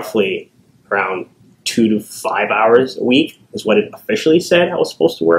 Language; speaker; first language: English; native; English